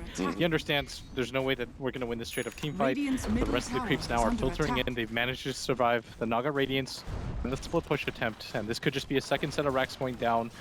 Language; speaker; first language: English; native; English